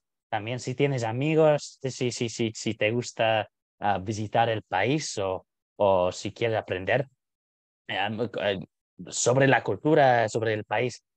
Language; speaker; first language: Spanish; non-native, fluent; English